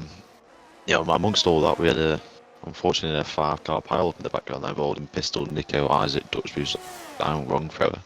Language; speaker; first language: English; native; English